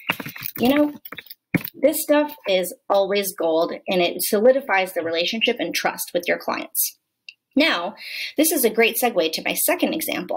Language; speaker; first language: English; native; English